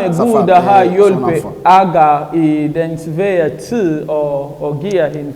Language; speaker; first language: Danish; non-native, learner; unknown